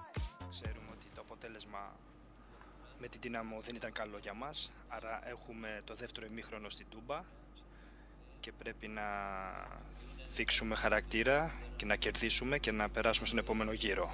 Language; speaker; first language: Greek; non-native, fluent; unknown